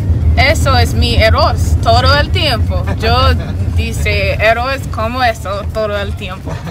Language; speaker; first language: Spanish; non-native, learner; English